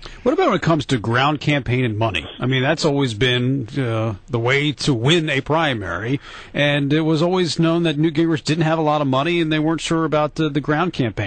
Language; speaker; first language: English; native; English